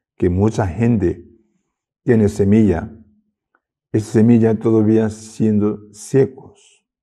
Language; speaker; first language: Spanish; non-native, learner; Tibetan